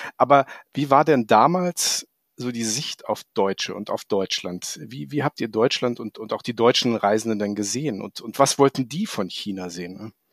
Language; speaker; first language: German; native; German